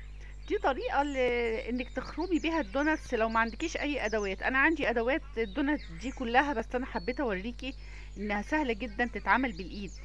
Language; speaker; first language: Arabic; native; Arabic